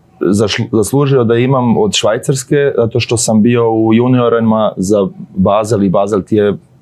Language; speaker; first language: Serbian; early bilingual, heritage; Serbian